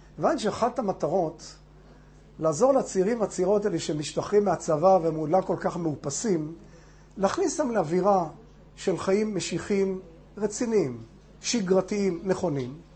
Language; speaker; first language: Hebrew; non-native, fluent; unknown